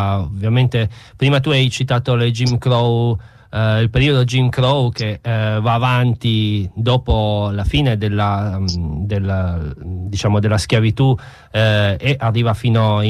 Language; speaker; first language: Italian; native; Italian